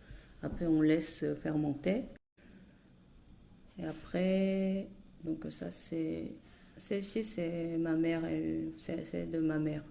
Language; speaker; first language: French; non-native, fluent; Korean